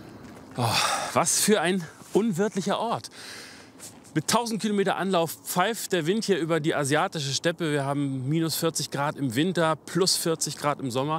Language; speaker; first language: German; native; German